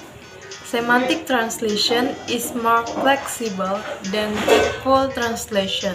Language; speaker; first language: English; non-native, learner; Indonesian